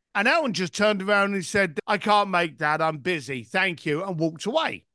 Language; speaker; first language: English; native; English